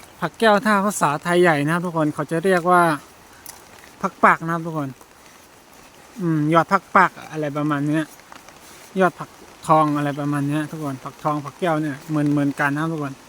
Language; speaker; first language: Thai; non-native, local second language; Shan